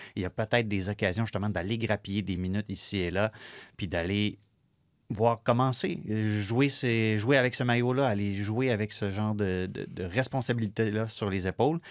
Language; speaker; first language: French; native; French